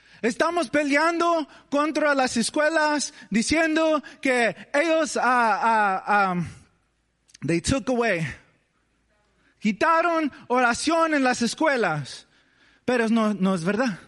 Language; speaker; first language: Spanish; early bilingual, heritage; English